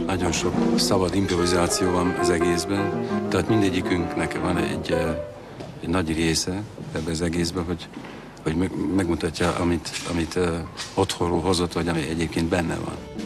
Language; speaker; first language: Hungarian; native; Hungarian